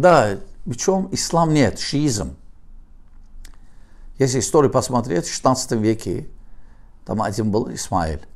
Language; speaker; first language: Russian; non-native, learner; Azerbaijani